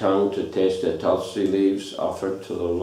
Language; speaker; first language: English; non-native, fluent; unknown